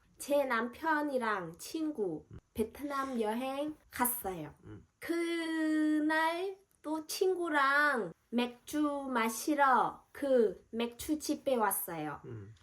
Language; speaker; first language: Korean; non-native, learner; Vietnamese